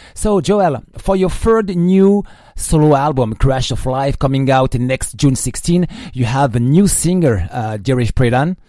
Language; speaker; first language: English; non-native, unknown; French